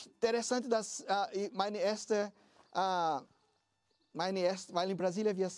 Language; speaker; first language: German; non-native, fluent; Portuguese